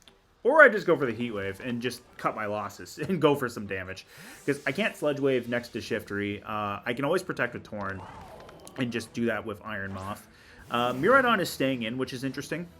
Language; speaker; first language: English; native; English